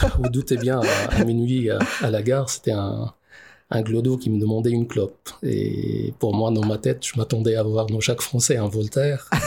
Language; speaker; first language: French; non-native, local second language; Arabic